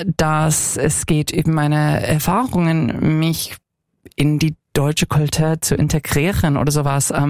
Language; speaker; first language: German; non-native, fluent; English